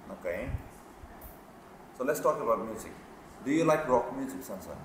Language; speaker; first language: English; non-native, fluent; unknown